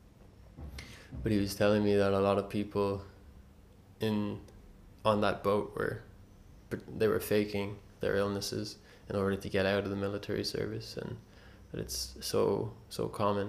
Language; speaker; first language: English; native; English